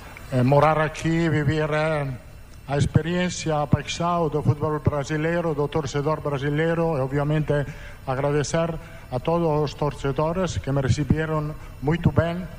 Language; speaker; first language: Portuguese; non-native, fluent; Italian